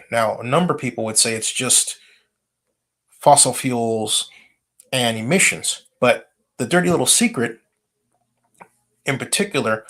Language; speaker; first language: English; native; English